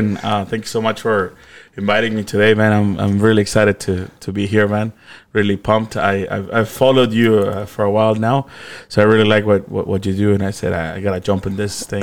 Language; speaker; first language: English; non-native, fluent; Spanish